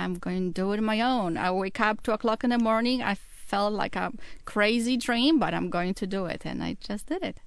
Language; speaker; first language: English; non-native, fluent; Polish